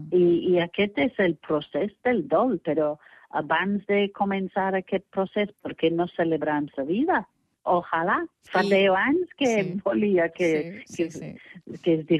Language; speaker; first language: Catalan; non-native, fluent; English